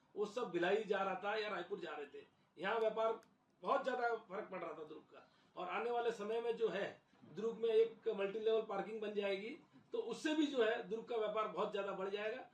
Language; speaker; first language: Hindi; native; Hindi